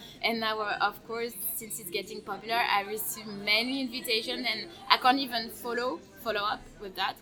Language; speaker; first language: English; non-native, fluent; French